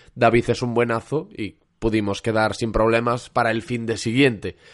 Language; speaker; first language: Spanish; native; Spanish